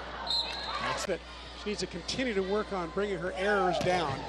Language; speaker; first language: English; native; English